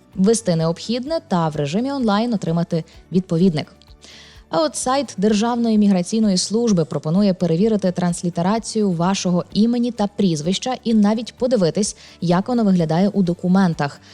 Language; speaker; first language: Ukrainian; non-native, local second language; Russian